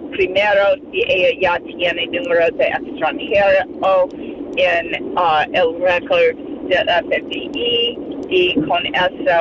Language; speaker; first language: Spanish; non-native, learner; English